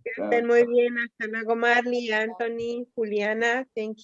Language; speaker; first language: Spanish; native; Spanish